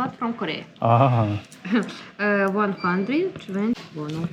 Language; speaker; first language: English; non-native, learner; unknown